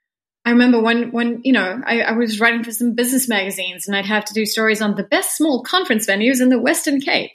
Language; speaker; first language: English; native; English